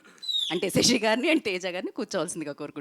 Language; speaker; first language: Telugu; native; Telugu